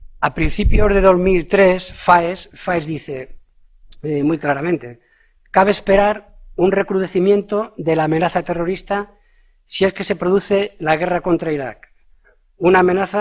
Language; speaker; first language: Spanish; native; Spanish